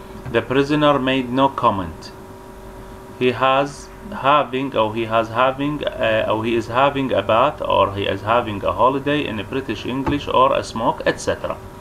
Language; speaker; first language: English; non-native, fluent; Arabic